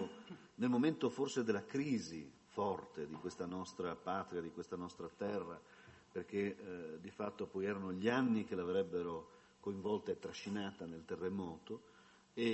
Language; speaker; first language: Italian; native; Italian